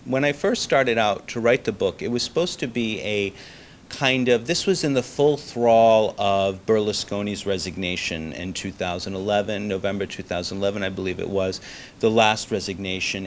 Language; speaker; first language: English; early bilingual, other home language; Italian